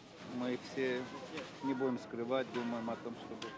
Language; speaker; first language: Russian; non-native, local second language; Armenian